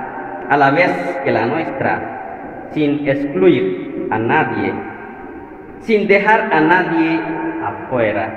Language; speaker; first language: Spanish; non-native, fluent; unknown